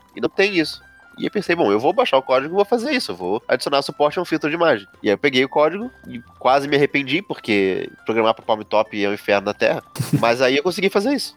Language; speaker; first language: Portuguese; native; Portuguese